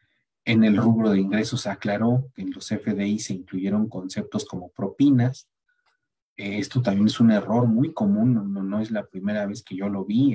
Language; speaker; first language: Spanish; native; Spanish